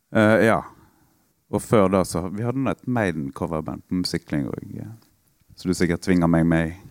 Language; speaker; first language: Norwegian; native; Norwegian